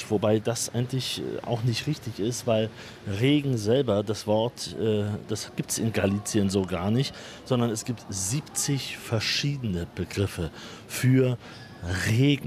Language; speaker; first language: German; native; German